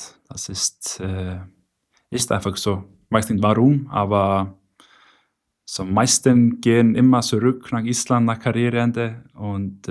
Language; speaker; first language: German; non-native, learner; Icelandic